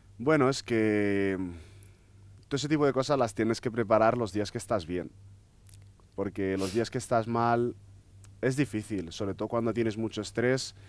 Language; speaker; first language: Spanish; native; Spanish